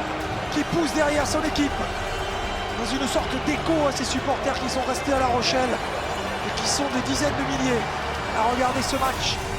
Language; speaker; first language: French; native; French